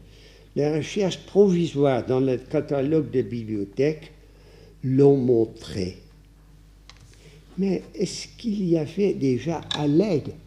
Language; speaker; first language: French; non-native, fluent; Dutch